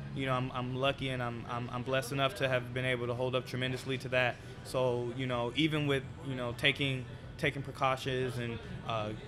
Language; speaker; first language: English; native; English